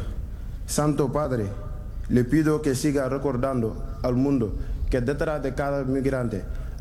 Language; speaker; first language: Spanish; non-native, learner; Wolof